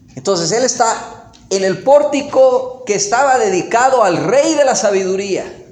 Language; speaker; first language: Spanish; non-native, fluent; English